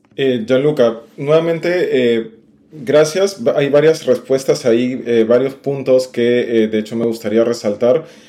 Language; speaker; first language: Spanish; native; Spanish